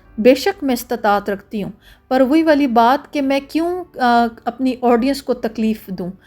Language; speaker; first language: Urdu; native; Urdu